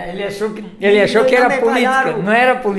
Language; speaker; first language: Portuguese; native; Portuguese